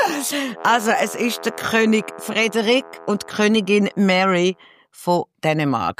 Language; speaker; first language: German; native; German